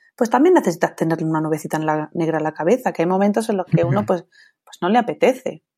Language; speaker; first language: Spanish; native; Spanish